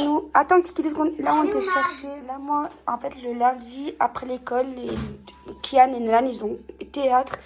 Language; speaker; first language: French; native; French